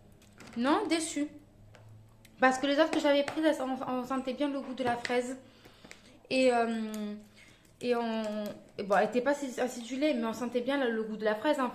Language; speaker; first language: French; native; French